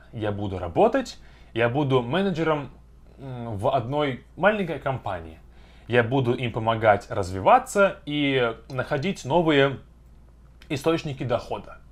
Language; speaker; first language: Russian; native; Russian